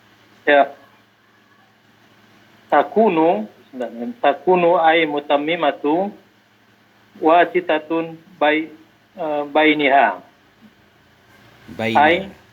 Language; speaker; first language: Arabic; non-native, fluent; Indonesian